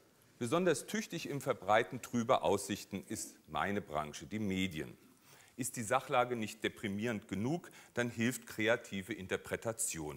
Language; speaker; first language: German; native; German